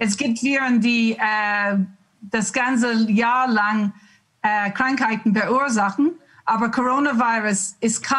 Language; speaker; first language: German; non-native, learner; English